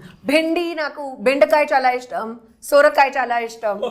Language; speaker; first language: Telugu; non-native, fluent; Hindi